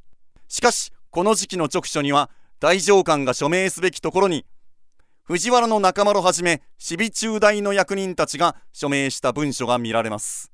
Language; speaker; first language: Japanese; native; Japanese